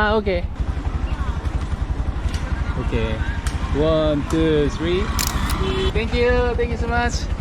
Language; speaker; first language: English; non-native, learner; Korean